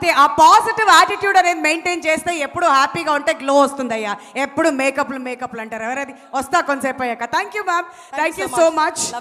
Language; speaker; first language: Telugu; native; Telugu